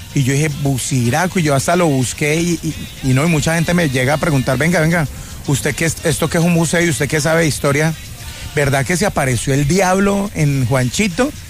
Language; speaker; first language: Spanish; native; Spanish